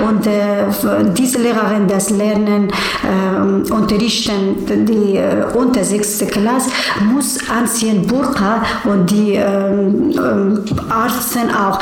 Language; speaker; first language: German; non-native, learner; Persian